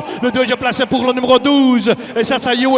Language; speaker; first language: French; non-native, local second language; Dutch